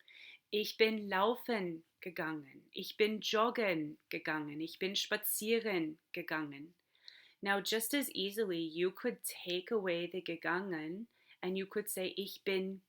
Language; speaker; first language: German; non-native, fluent; English